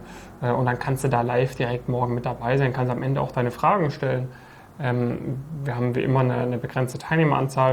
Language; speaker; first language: German; native; German